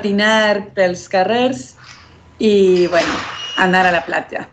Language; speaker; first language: Catalan; non-native, learner; Spanish